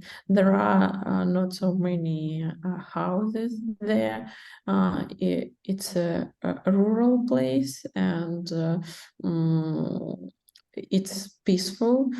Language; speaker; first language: English; non-native, learner; Russian